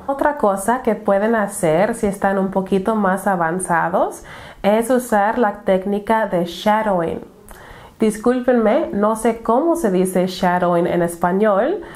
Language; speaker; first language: Spanish; non-native, fluent; English